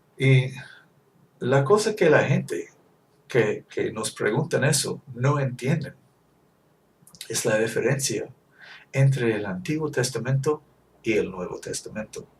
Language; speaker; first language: Spanish; non-native, fluent; English